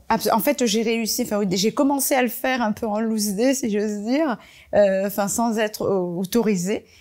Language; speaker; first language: French; early bilingual, other home language; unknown